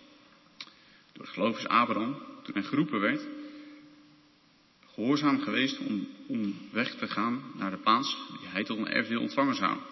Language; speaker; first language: Dutch; native; Dutch